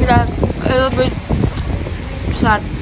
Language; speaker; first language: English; non-native, learner; Turkish